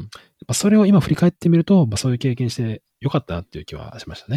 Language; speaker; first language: Japanese; native; Japanese